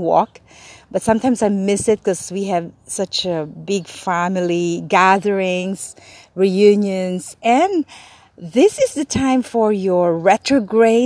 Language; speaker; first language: English; non-native, local second language; Filipino